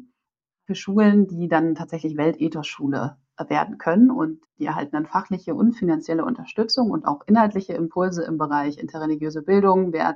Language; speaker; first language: German; native; German